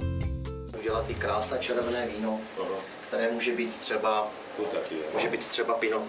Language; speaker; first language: Czech; native; Czech